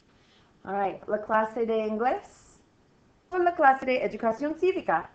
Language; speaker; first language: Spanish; non-native, fluent; English